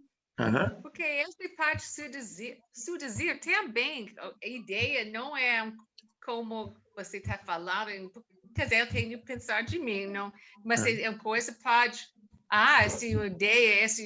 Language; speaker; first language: Portuguese; non-native, learner; English